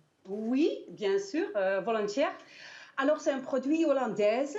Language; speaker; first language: French; non-native, learner; Danish